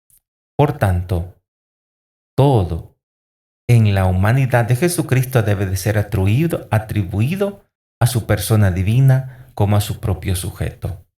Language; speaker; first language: Spanish; native; Spanish